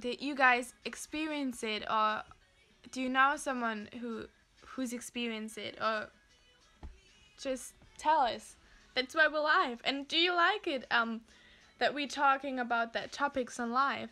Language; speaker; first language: English; non-native, fluent; German